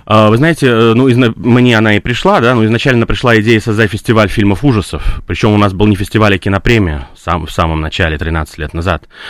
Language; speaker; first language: Russian; native; Russian